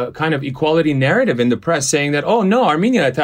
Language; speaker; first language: English; early bilingual, other home language; Armenian